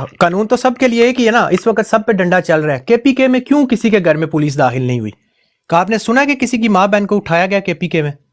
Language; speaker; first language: Urdu; non-native, local second language; Punjabi